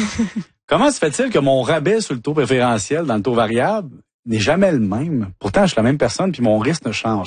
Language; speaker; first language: French; native; French